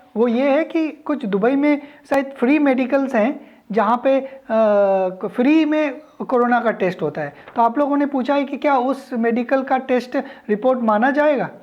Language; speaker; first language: Hindi; native; Hindi